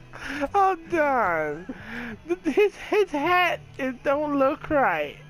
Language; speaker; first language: English; native; English